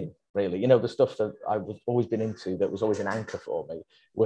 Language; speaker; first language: English; native; English